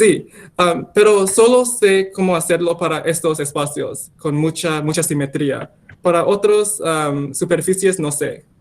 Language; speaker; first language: Spanish; non-native, fluent; English